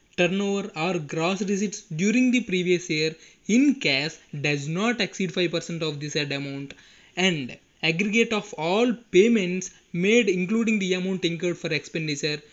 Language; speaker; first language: English; non-native, local second language; Telugu